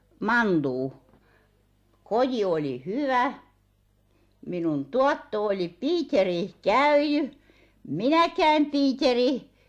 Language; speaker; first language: Finnish; non-native, local second language; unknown